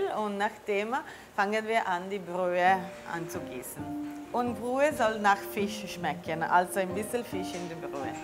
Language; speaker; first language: German; non-native, learner; Italian